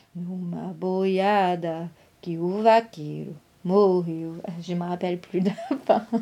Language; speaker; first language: French; non-native, fluent; Portuguese